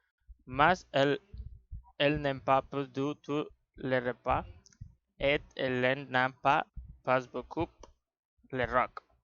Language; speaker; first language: French; non-native, learner; Spanish